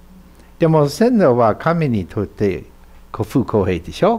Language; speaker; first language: Japanese; non-native, fluent; English